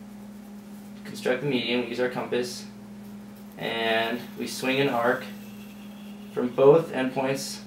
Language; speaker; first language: English; native; English